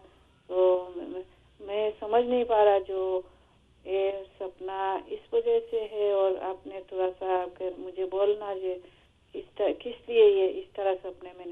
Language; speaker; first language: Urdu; non-native, fluent; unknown